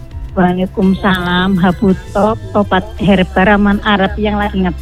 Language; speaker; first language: Indonesian; non-native, local second language; Javanese